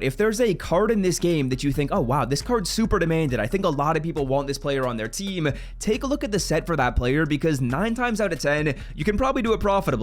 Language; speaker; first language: English; native; English